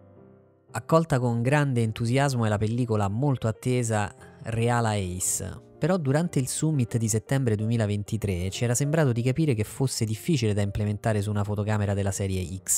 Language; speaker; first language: Italian; native; Italian